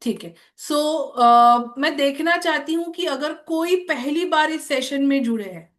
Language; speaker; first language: Hindi; non-native, local second language; Marathi